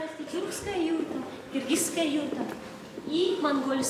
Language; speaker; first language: Russian; native; Russian